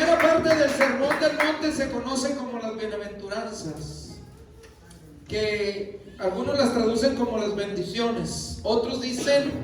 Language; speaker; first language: Spanish; native; Spanish